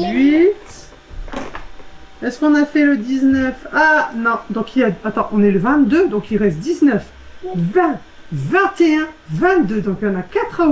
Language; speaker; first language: French; native; French